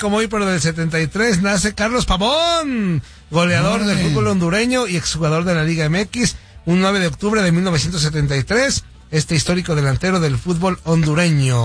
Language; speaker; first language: Spanish; native; Spanish